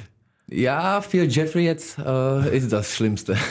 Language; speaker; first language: German; non-native, learner; Czech